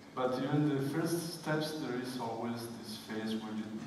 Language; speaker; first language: English; non-native, fluent; Spanish